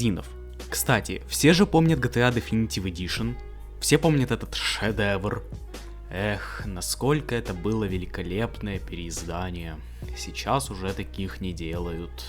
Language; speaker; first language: Russian; native; Russian